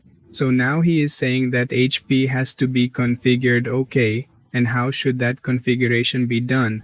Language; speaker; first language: English; non-native, learner; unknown